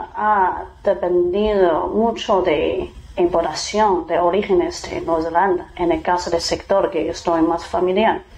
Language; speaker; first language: Spanish; non-native, fluent; Chinese